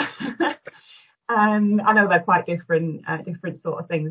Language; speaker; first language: English; native; English